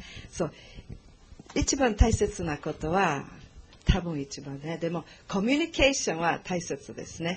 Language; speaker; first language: Japanese; non-native, learner; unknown